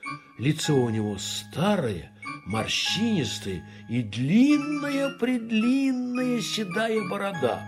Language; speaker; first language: Russian; native; Russian